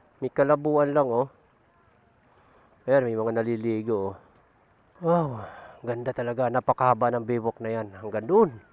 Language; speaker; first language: Filipino; native; Filipino